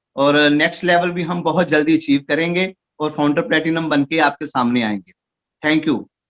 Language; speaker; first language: Hindi; non-native, local second language; Punjabi